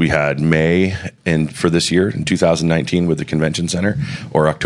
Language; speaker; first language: English; native; English